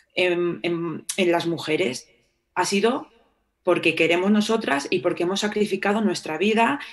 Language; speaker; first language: Spanish; native; Spanish